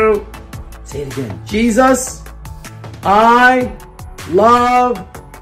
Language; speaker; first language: English; native; English